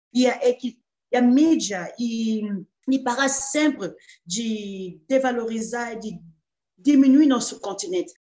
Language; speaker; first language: Portuguese; non-native, fluent; Lingala